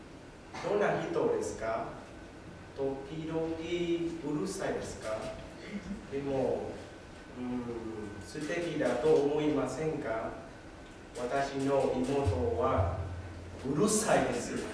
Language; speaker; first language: Japanese; non-native, learner; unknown